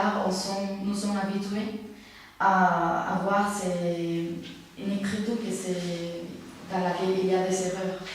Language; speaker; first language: French; non-native, fluent; Spanish